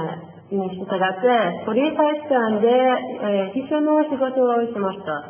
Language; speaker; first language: Japanese; non-native, learner; Persian